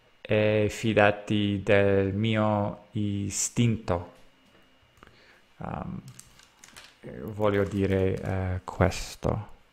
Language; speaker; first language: Italian; non-native, learner; English